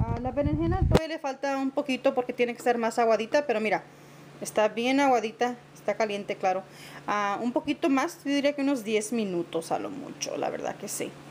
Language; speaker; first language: Spanish; early bilingual, other home language; English